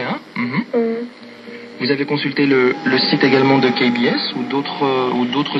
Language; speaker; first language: French; native; French